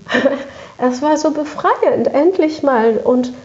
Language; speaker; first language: German; non-native, fluent; French